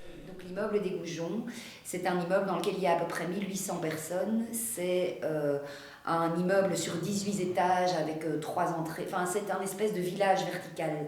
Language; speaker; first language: French; native; French